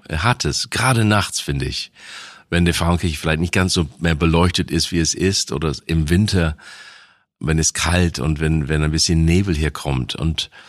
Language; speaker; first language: German; non-native, fluent; English